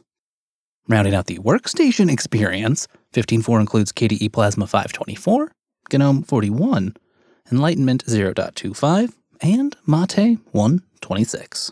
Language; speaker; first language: English; native; English